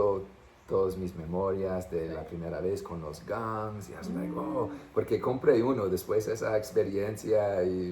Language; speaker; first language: Spanish; non-native, fluent; English